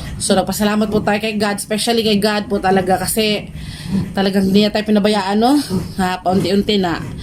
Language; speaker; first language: Filipino; non-native, local second language; Cebuano